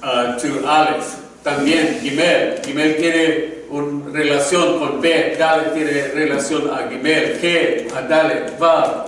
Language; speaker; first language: Spanish; non-native, learner; English